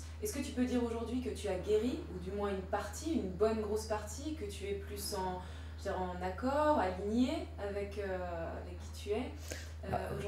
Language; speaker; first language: French; native; French